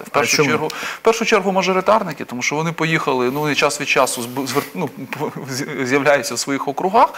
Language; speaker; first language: Ukrainian; native; Ukrainian